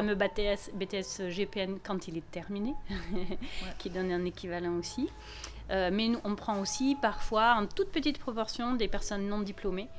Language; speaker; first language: French; native; French